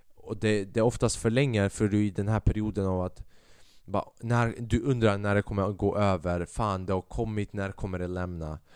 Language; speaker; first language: Swedish; early bilingual, other home language; Albanian